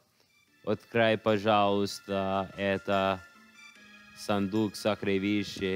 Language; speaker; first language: Russian; non-native, learner; English